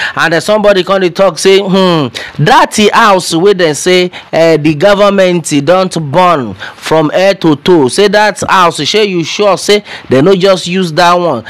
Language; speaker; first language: Nigerian Pidgin; non-native, local second language; Yoruba